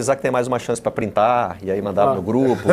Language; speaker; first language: Portuguese; native; Portuguese